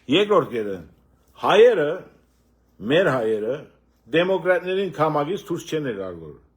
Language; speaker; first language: Armenian; early bilingual, heritage; Armenian